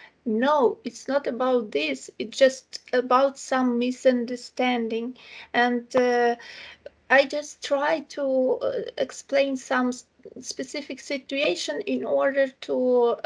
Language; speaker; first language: English; non-native, fluent; Ukrainian